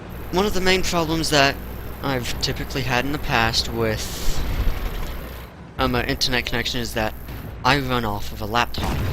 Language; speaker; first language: English; native; English